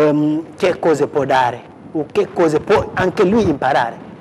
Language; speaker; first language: Italian; non-native, fluent; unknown